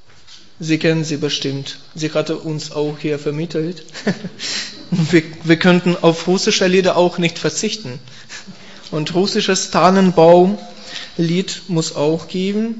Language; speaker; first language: German; non-native, learner; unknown